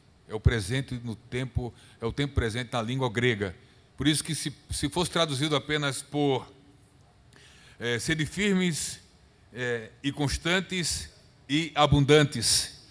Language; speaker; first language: Portuguese; native; Portuguese